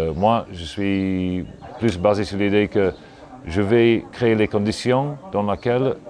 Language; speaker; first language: French; non-native, fluent; English